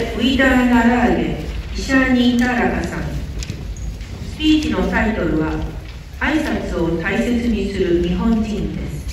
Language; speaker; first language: Japanese; native; Japanese